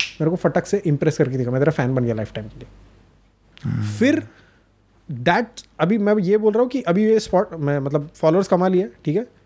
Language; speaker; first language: Hindi; non-native, local second language; Marathi